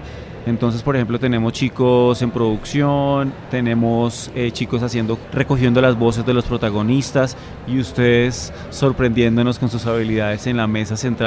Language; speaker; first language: Spanish; native; Spanish